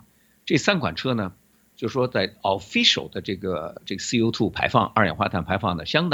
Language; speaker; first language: Chinese; native; Chinese